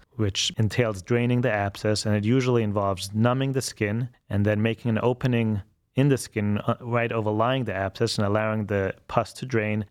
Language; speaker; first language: English; non-native, fluent; German